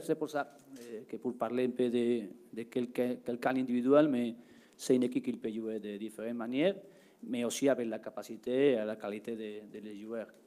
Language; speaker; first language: French; non-native, learner; Spanish